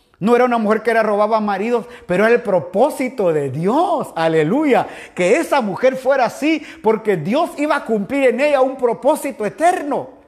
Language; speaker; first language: Spanish; native; Spanish